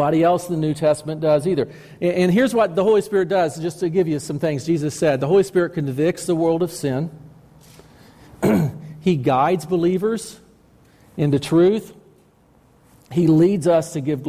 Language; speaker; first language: English; native; English